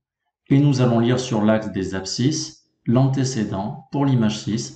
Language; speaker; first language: French; native; French